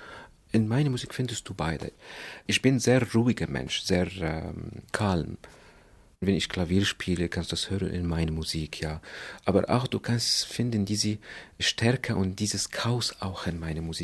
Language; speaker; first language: German; non-native, fluent; Arabic